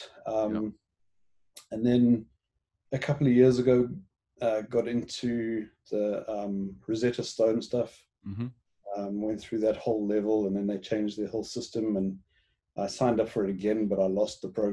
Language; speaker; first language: English; native; English